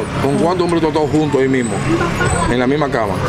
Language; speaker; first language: Spanish; native; Spanish